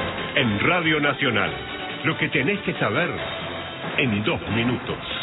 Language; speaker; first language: Spanish; native; Spanish